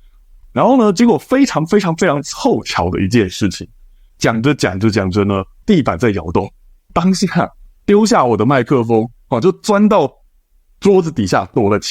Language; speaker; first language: Chinese; native; Chinese